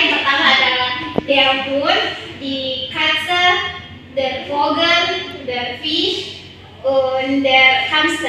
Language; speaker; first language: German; non-native, learner; Indonesian